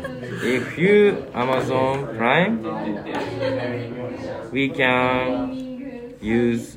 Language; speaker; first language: English; non-native, learner; Japanese